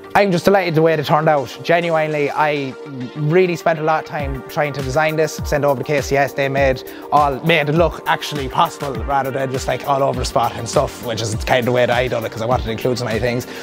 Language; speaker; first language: English; native; English